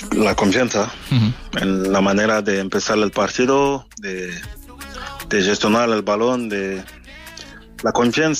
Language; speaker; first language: Spanish; non-native, fluent; French